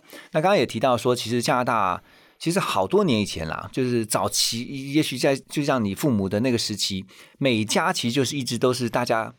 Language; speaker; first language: Chinese; native; Chinese